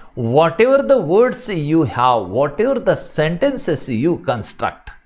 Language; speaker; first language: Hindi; non-native, local second language; Marathi